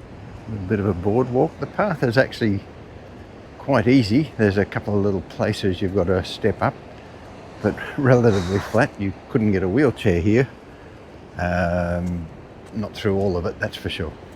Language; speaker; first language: English; native; English